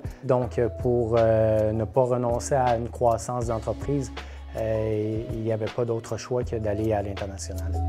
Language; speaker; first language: French; native; French